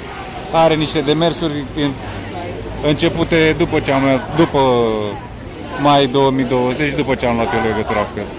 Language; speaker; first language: Romanian; native; Romanian